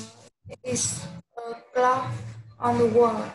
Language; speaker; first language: English; non-native, learner; Vietnamese